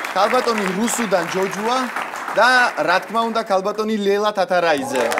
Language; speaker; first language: Georgian; native; Georgian